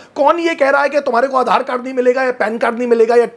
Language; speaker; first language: Hindi; native; Hindi